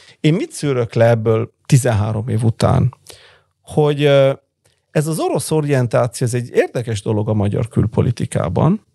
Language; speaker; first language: Hungarian; early bilingual, heritage; Italian